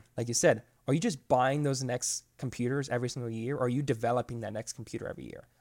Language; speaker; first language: English; native; English